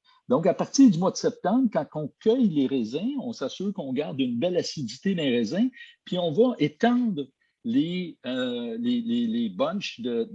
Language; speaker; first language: French; native; French